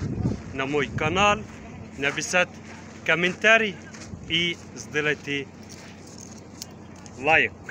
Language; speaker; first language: Russian; non-native, fluent; Arabic